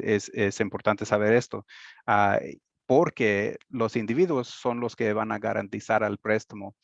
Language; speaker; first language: Spanish; early bilingual, heritage; Spanish